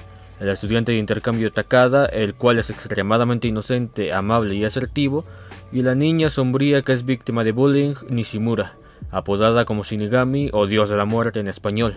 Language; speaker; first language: Spanish; native; Spanish